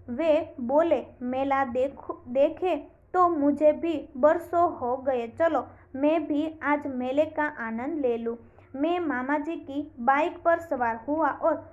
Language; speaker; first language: Hindi; non-native, local second language; Gujarati